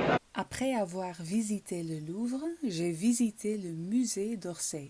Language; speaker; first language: French; non-native, learner; Dutch